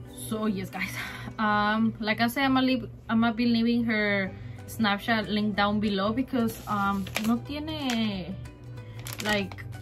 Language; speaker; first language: English; early bilingual, other home language; Spanish